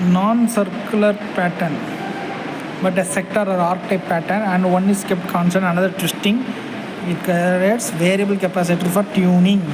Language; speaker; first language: English; non-native, local second language; Tamil